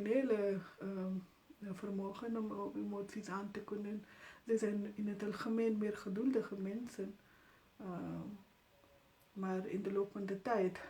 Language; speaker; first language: Dutch; non-native, fluent; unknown